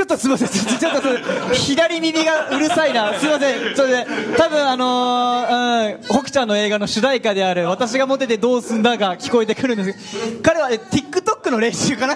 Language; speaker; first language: Japanese; native; Japanese